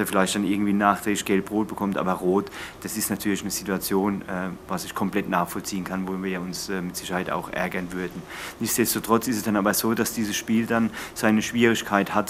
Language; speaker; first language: German; native; German